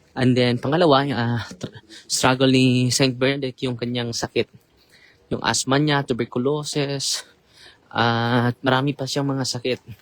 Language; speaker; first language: Filipino; native; Filipino